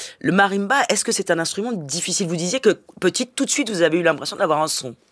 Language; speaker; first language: French; native; French